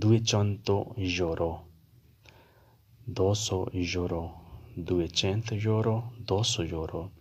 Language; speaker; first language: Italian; non-native, fluent; Urdu